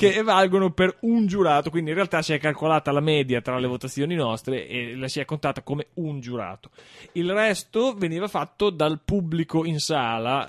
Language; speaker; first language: Italian; native; Italian